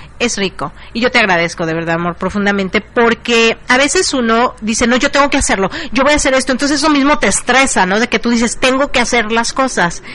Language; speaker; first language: Spanish; native; Spanish